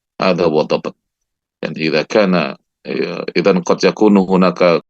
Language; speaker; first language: Arabic; non-native, fluent; Indonesian